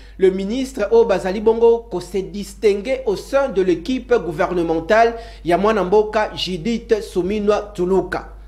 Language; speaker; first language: Lingala; native; Lingala